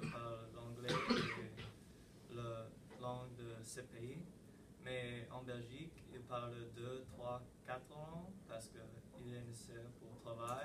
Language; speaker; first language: French; non-native, learner; English